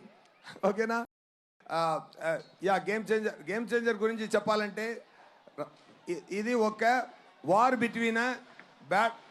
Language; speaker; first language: Telugu; non-native, local second language; Tamil